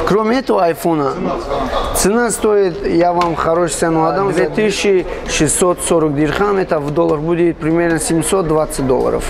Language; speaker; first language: Russian; non-native, fluent; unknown